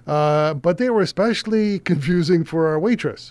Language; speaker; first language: English; native; English